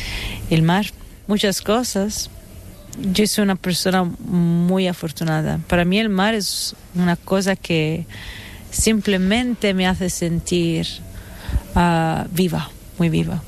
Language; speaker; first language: Spanish; non-native, fluent; Italian